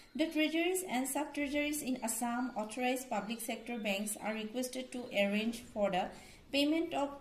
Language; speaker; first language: English; non-native, local second language; Assamese